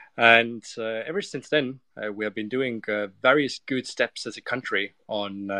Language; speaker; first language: English; non-native, fluent; Estonian